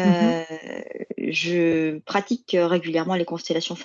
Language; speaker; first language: French; native; French